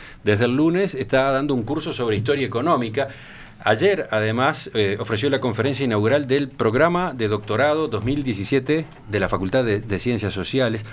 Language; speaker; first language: Spanish; native; Spanish